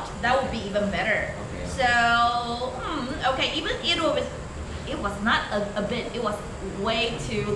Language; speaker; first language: English; non-native, fluent; Chinese